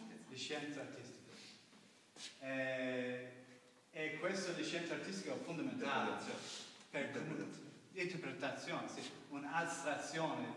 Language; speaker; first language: Italian; non-native, learner; English